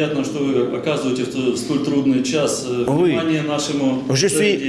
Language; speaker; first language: Russian; native; Russian